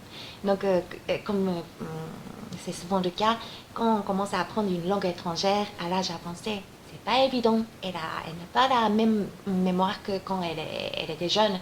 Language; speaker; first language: French; non-native, fluent; Japanese